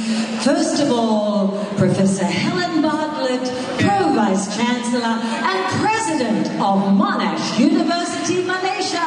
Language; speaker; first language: English; native; English